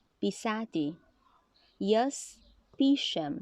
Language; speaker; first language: Slovenian; non-native, learner; Chinese